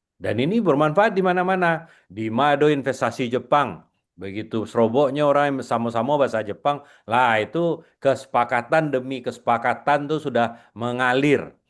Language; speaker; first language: Indonesian; non-native, local second language; Minangkabau